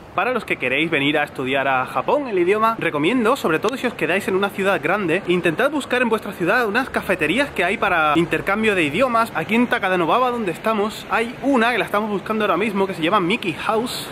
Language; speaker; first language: Spanish; native; Spanish